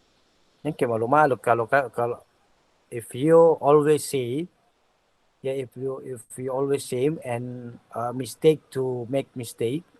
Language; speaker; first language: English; non-native, learner; Indonesian